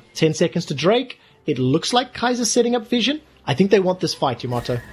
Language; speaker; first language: English; native; English